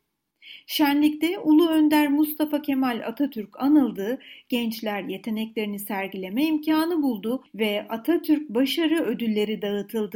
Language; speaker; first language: Turkish; native; Turkish